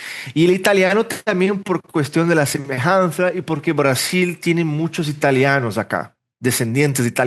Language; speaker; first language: Spanish; early bilingual, heritage; Portuguese